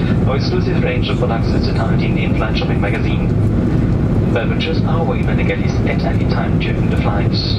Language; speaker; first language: English; non-native, fluent; German